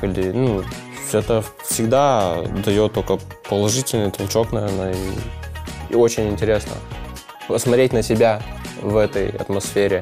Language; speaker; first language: Russian; native; Russian